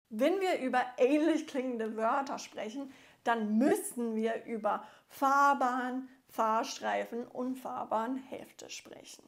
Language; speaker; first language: German; non-native, fluent; English